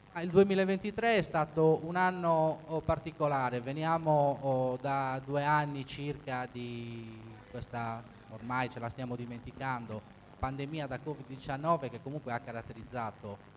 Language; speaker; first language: Italian; native; Italian